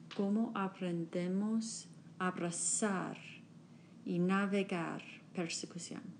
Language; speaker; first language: Spanish; non-native, learner; English